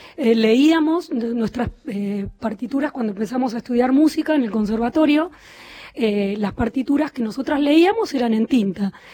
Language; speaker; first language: Spanish; native; Spanish